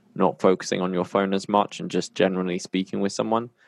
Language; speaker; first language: English; native; English